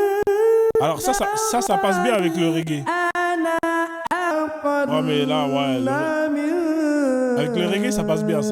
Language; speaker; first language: French; native; French